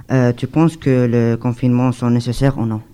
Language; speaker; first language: French; non-native, learner; Arabic